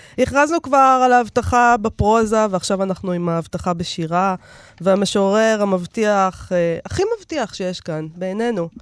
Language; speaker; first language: Hebrew; native; Hebrew